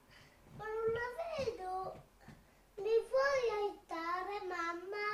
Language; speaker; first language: Italian; early bilingual, heritage; Italian